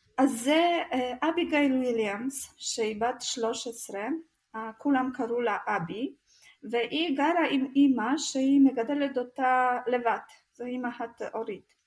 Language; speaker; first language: Hebrew; non-native, fluent; Russian